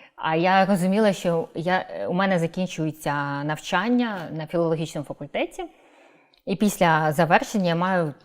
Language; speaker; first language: Ukrainian; non-native, local second language; Crimean Tatar